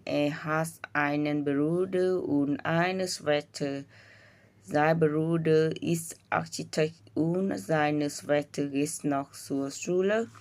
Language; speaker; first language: German; non-native, learner; Vietnamese